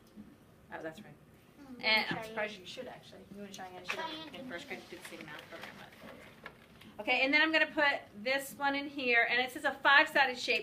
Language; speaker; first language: English; native; English